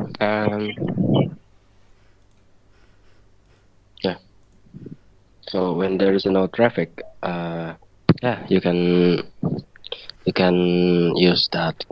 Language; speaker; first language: English; non-native, learner; Indonesian